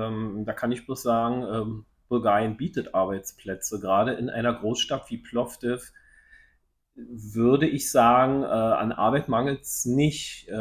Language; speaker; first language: German; native; German